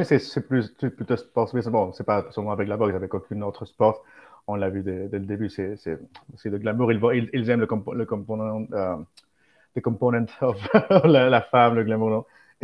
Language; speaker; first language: French; non-native, fluent; Spanish